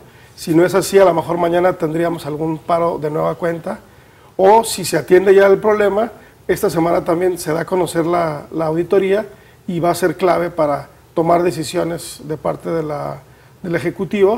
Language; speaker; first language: Spanish; native; Spanish